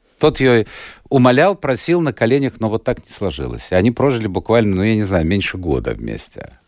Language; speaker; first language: Russian; native; Russian